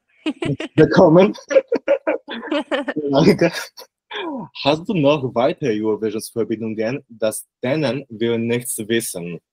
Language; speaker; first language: German; non-native, learner; Polish